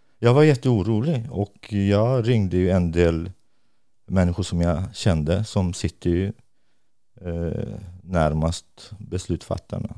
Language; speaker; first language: Swedish; non-native, fluent; Kurdish